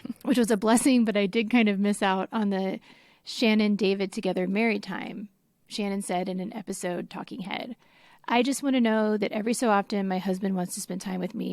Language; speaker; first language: English; native; English